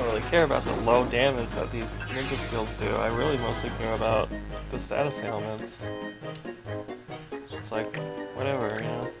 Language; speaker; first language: English; native; English